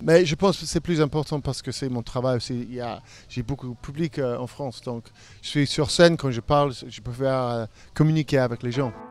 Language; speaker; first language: French; non-native, fluent; English